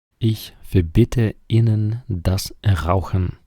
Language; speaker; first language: German; non-native, fluent; Ukrainian